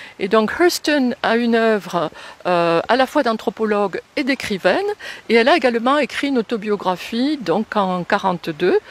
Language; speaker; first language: French; native; French